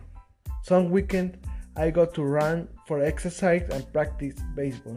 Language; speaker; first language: English; non-native, learner; Spanish